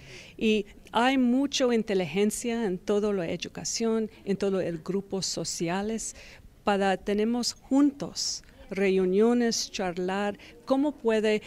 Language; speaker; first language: Spanish; non-native, learner; English